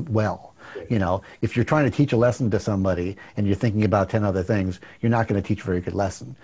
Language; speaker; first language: English; native; English